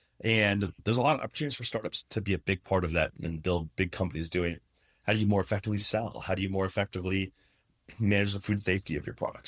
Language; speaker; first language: English; native; English